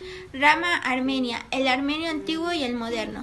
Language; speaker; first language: Spanish; native; Spanish